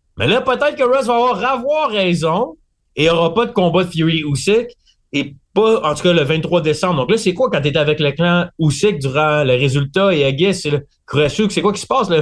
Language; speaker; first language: French; native; French